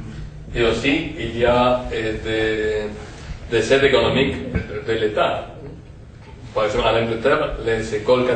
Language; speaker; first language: French; non-native, fluent; Spanish